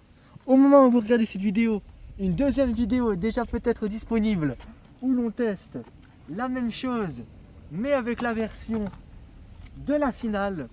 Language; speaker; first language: French; native; French